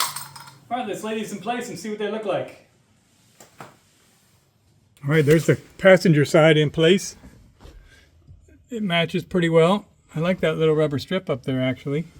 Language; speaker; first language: English; native; English